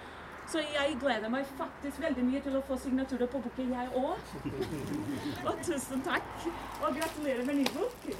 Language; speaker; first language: Norwegian; non-native, fluent; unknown